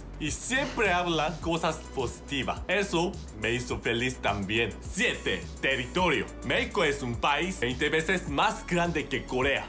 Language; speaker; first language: Spanish; non-native, learner; Korean